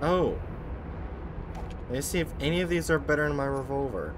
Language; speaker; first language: English; native; English